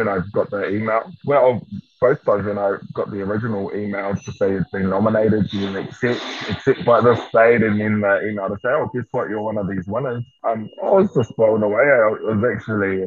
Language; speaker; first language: English; native; English